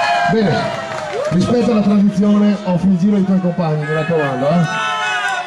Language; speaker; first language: Italian; native; Italian